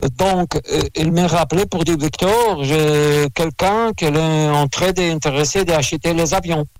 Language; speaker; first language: French; non-native, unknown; Russian